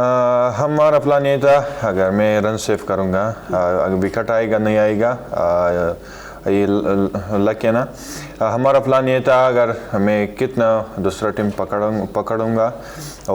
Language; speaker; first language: Hindi; non-native, learner; Pashto